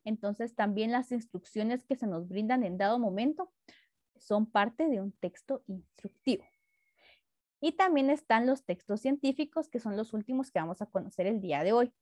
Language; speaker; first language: Spanish; native; Spanish